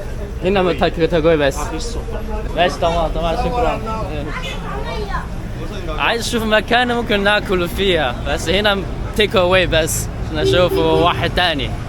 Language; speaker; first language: Arabic; non-native, fluent; Chinese